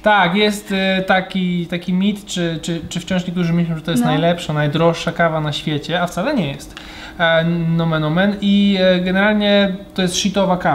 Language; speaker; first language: Polish; native; Polish